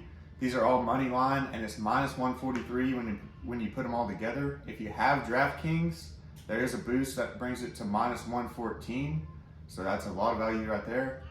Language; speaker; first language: English; native; English